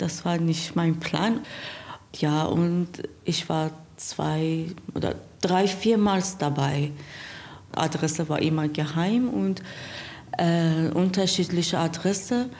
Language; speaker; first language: German; non-native, learner; Persian